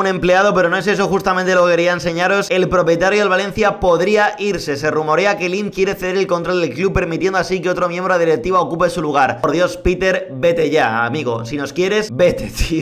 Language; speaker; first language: Spanish; native; Spanish